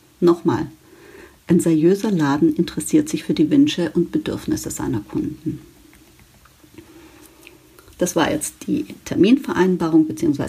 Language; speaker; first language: German; native; German